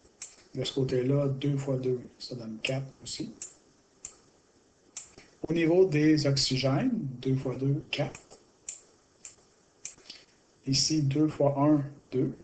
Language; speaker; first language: French; native; French